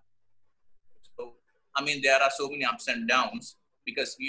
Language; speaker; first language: English; non-native, local second language; Sinhala